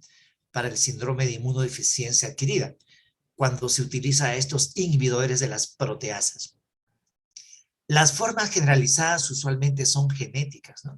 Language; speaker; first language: Spanish; native; Spanish